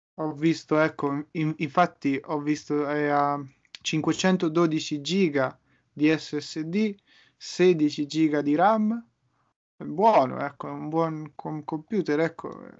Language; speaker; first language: Italian; native; Italian